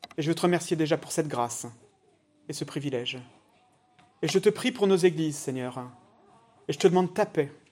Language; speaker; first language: French; native; French